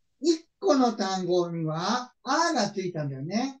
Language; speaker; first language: Japanese; native; Japanese